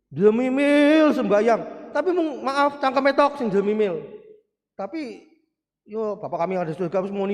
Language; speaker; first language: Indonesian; non-native, local second language; Javanese